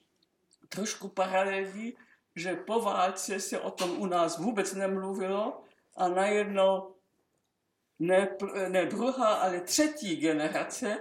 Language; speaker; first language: Czech; non-native, local second language; German